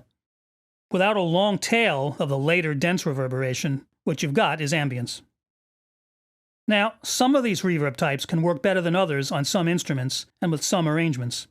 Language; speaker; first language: English; native; English